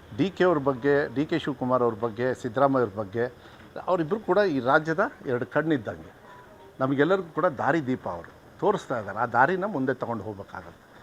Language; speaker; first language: Kannada; native; Kannada